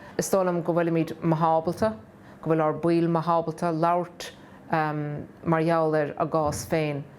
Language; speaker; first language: Irish; native; Irish